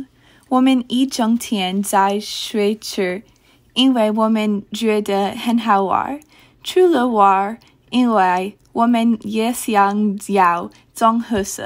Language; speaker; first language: Chinese; non-native, learner; English